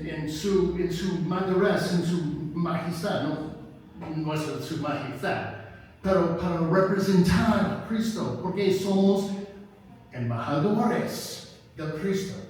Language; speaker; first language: Spanish; non-native, fluent; English